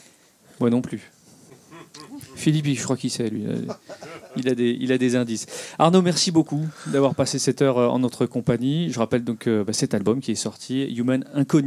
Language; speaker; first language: French; native; French